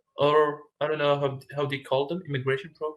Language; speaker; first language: English; non-native, fluent; Arabic